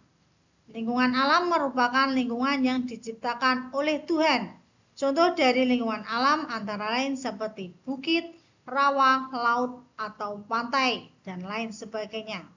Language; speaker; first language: Indonesian; native; Indonesian